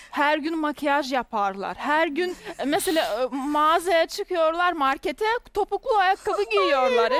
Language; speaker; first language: Turkish; non-native, fluent; Russian